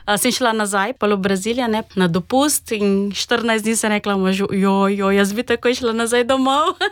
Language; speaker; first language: Slovenian; non-native, fluent; Portuguese